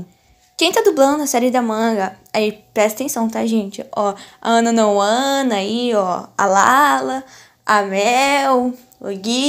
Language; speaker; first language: Portuguese; native; Portuguese